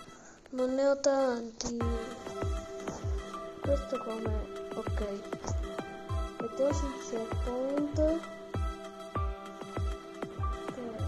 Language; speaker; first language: Italian; early bilingual, other home language; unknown